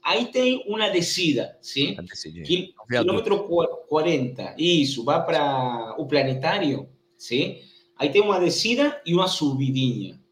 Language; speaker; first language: Portuguese; non-native, learner; Spanish